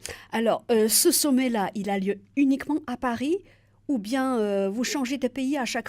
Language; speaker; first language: French; native; French